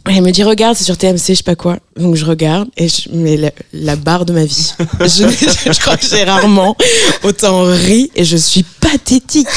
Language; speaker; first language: French; native; French